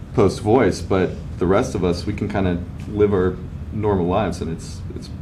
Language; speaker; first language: English; native; English